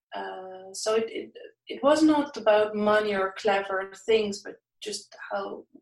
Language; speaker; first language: English; non-native, fluent; Dutch